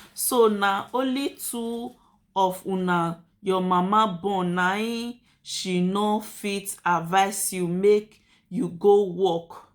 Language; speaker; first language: Nigerian Pidgin; native; Nigerian Pidgin